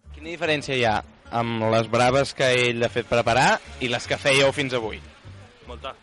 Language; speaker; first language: Catalan; native; Catalan